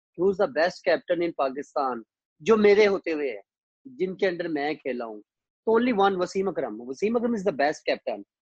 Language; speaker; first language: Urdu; non-native, local second language; Punjabi